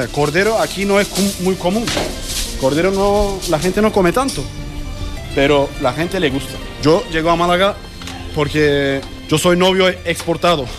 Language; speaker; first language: Spanish; non-native, learner; Turkish